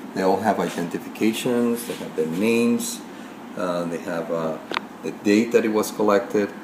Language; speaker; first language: English; non-native, fluent; Spanish